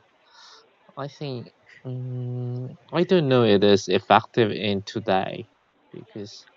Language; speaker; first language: English; non-native, learner; Korean